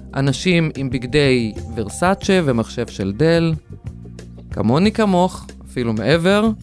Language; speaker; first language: Hebrew; non-native, fluent; Lithuanian